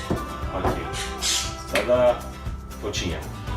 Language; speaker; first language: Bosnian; non-native, learner; Turkish